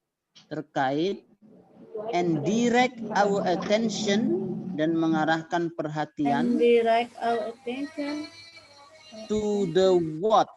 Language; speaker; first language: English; non-native, fluent; Indonesian